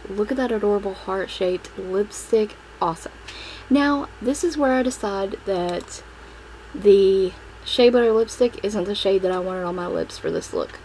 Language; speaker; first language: English; native; English